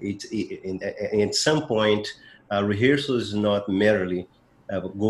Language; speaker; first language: English; non-native, fluent; Portuguese